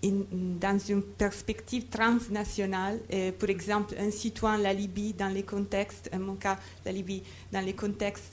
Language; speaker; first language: French; non-native, fluent; Italian